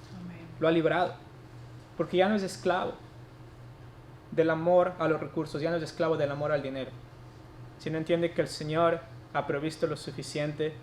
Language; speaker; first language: Spanish; native; Spanish